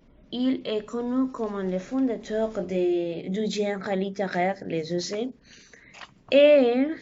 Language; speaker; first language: French; non-native, learner; Spanish